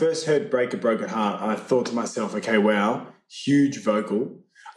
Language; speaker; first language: English; native; English